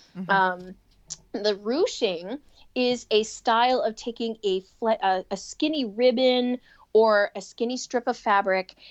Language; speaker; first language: English; native; English